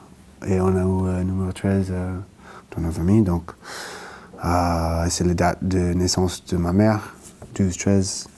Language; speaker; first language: French; non-native, fluent; English